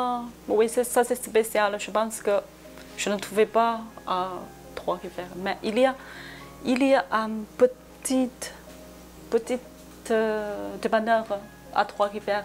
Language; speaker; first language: French; non-native, learner; Chinese